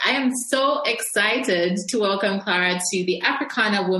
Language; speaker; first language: English; non-native, local second language; Bemba